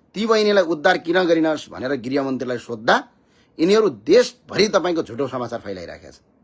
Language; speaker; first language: Nepali; native; Nepali